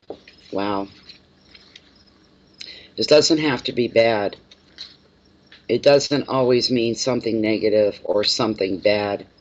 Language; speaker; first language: English; native; English